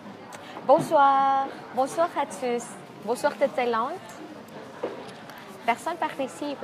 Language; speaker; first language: French; non-native, fluent; Thai